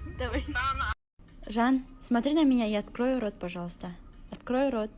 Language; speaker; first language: Russian; non-native, local second language; Kazakh